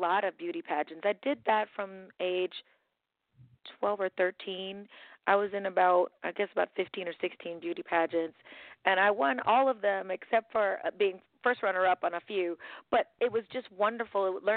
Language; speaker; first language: English; native; English